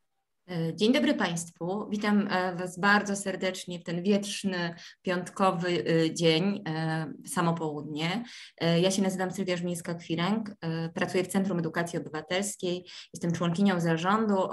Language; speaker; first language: Polish; native; Polish